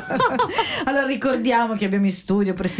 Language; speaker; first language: Italian; native; Italian